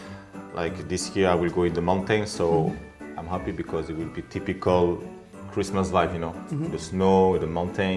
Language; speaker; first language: English; non-native, fluent; French